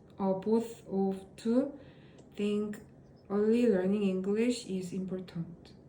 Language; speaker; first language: English; non-native, learner; Korean